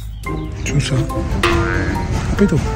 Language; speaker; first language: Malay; non-native, learner; Spanish